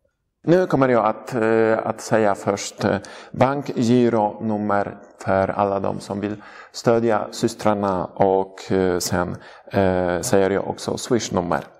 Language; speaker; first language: Swedish; non-native, fluent; Polish